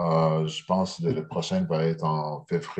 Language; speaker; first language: French; early bilingual, heritage; English